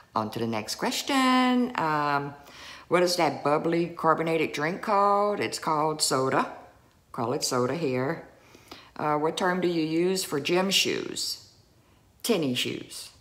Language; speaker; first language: English; native; English